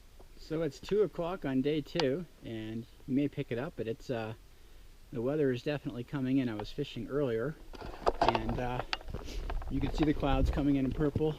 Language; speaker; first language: English; native; English